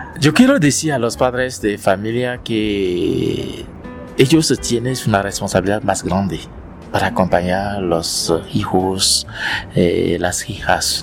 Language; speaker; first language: Spanish; non-native, learner; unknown